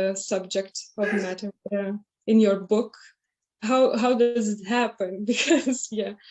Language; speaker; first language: English; non-native, fluent; Lithuanian